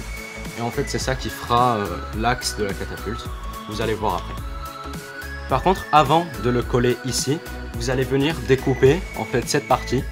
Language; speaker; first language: French; native; French